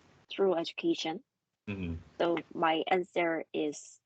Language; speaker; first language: English; non-native, learner; Korean